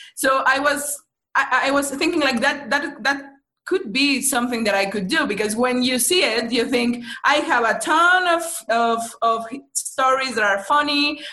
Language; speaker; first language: English; non-native, fluent; Spanish